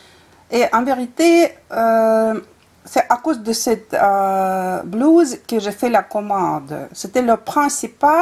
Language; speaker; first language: French; non-native, fluent; Russian